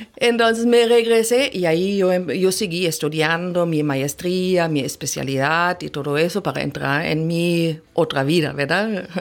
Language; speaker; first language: Spanish; non-native, fluent; German